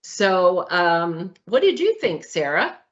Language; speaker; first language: English; native; English